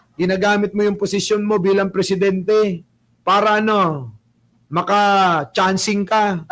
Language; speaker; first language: Filipino; non-native, local second language; Pangasinan